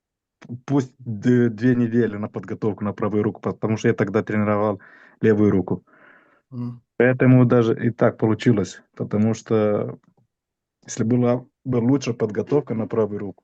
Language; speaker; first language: Russian; non-native, fluent; Romanian